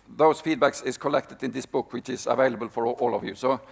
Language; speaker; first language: English; non-native, fluent; Norwegian